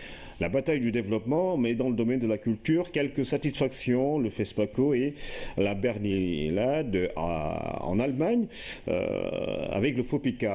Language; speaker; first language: French; non-native, local second language; Wolof